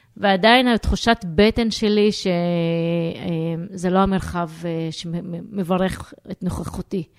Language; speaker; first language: Hebrew; non-native, local second language; Arabic